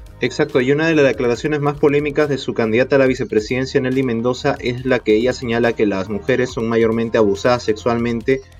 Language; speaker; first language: Spanish; native; Spanish